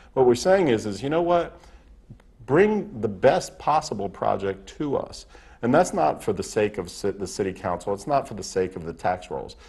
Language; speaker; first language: English; native; English